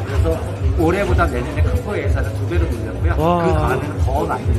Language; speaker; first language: Korean; native; Korean